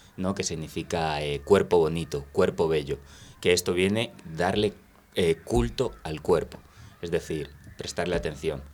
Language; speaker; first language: Spanish; native; Spanish